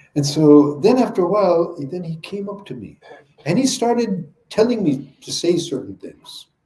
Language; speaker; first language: English; native; English